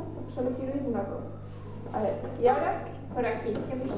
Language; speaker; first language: Spanish; native; Spanish